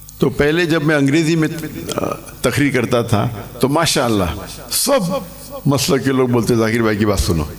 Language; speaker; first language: Urdu; non-native, local second language; English